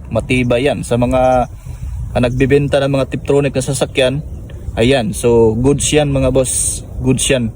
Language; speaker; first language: Filipino; native; Filipino